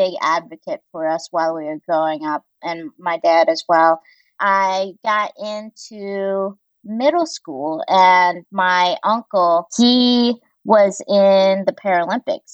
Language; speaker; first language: English; native; English